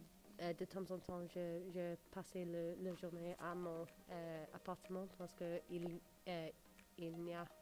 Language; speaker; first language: French; non-native, learner; English